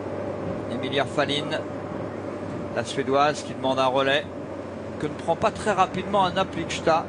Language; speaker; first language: French; native; French